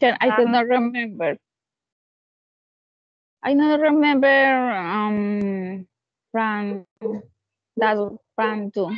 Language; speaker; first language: English; non-native, learner; Spanish